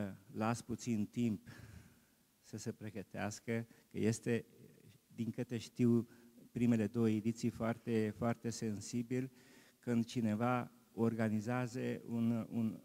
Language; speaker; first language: Romanian; non-native, local second language; Hungarian